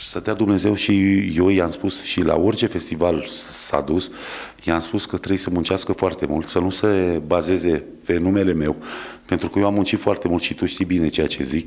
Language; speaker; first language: Romanian; native; Romanian